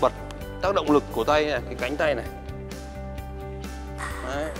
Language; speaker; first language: Vietnamese; native; Vietnamese